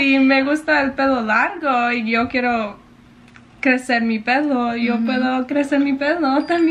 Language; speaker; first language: Spanish; early bilingual, heritage; English